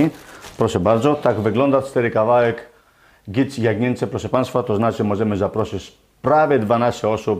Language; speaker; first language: Polish; non-native, learner; Greek